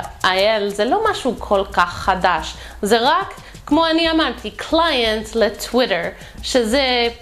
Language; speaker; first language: Hebrew; non-native, fluent; English